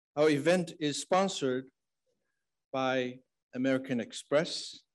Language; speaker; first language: English; non-native, fluent; Chinese